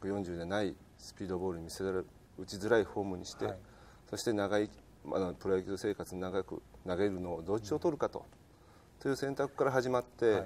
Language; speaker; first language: Japanese; native; Japanese